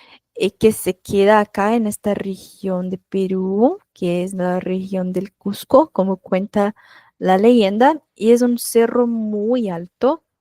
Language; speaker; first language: Spanish; non-native, fluent; Portuguese